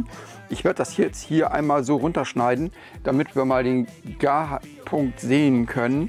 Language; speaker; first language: German; native; German